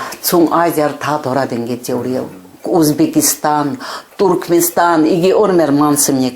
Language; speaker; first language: Korean; early bilingual, heritage; Korean